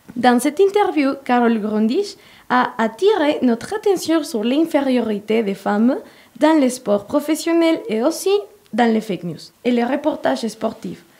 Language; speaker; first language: French; non-native, fluent; Spanish